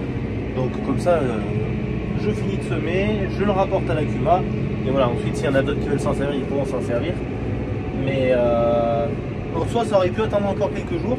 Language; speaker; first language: French; native; French